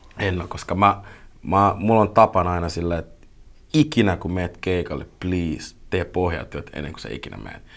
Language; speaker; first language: Finnish; early bilingual, other home language; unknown